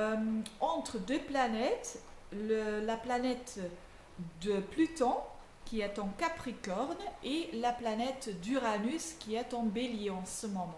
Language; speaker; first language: French; non-native, local second language; Dutch